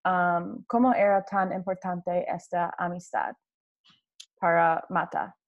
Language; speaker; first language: Spanish; non-native, learner; English